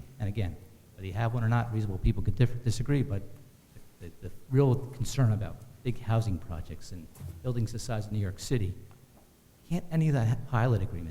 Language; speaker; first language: English; native; English